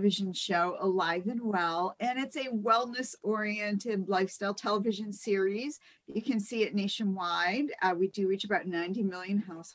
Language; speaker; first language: English; native; English